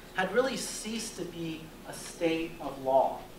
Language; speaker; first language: English; native; English